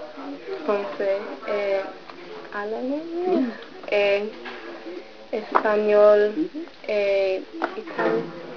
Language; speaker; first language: French; non-native, learner; English